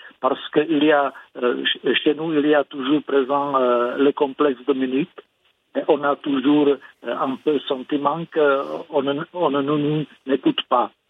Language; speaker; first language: French; non-native, fluent; Czech